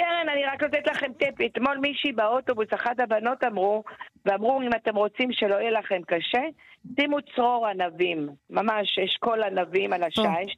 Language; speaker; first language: Hebrew; native; Hebrew